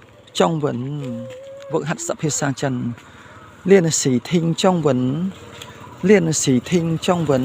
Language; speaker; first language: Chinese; non-native, learner; Khmer